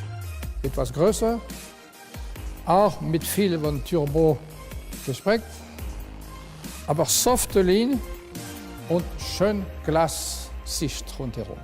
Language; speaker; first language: German; non-native, fluent; French